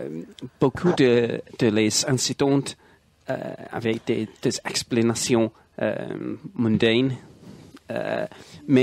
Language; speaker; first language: French; non-native, learner; English